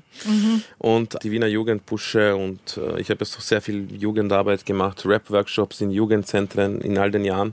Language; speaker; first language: German; early bilingual, other home language; Croatian